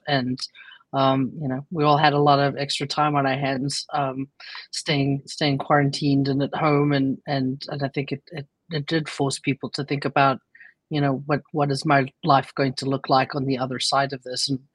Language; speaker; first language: English; native; English